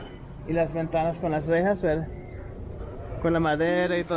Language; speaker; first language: Spanish; non-native, learner; English